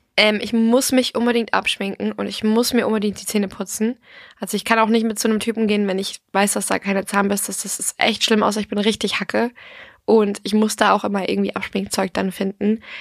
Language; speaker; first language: German; non-native, fluent; English